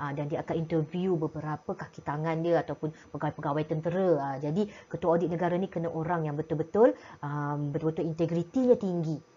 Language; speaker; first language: Malay; native; Malay